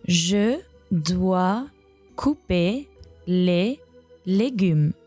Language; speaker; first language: French; non-native, learner; English